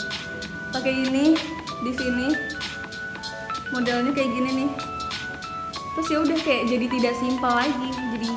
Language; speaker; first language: Indonesian; native; Indonesian